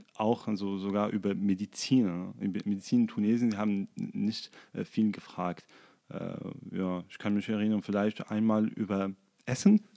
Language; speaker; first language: German; non-native, fluent; Arabic